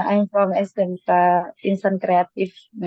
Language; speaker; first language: English; non-native, learner; Indonesian